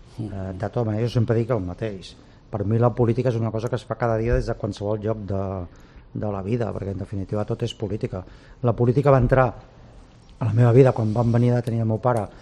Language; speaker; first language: Catalan; native; Catalan